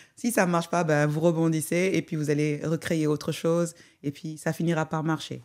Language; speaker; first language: French; non-native, local second language; Wolof